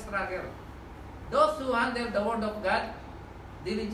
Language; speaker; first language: English; non-native, local second language; Filipino